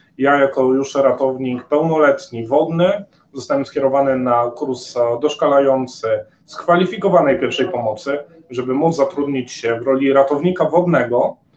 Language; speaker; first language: Polish; native; Polish